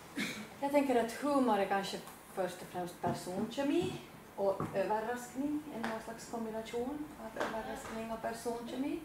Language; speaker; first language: Swedish; native; Swedish